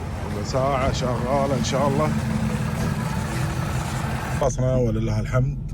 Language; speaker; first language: Arabic; native; Arabic